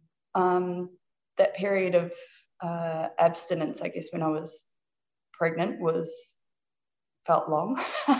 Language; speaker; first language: English; native; English